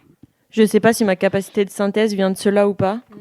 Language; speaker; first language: French; native; French